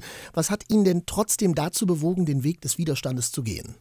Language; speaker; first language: German; native; German